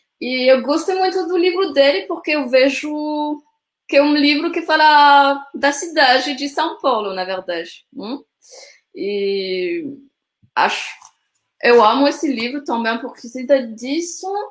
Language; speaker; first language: Portuguese; non-native, fluent; French